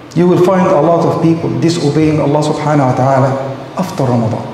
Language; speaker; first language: English; non-native, fluent; Arabic